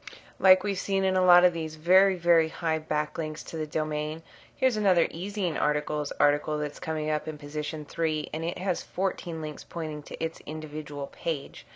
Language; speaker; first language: English; native; English